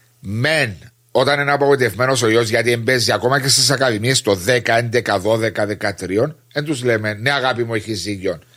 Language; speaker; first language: Greek; native; Greek